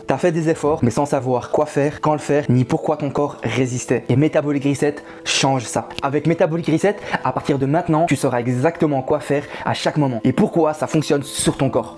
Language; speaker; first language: French; native; French